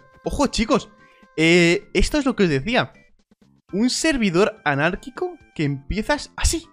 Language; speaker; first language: Spanish; native; Spanish